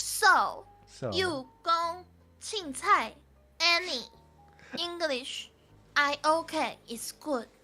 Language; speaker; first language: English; non-native, learner; Min Nan Chinese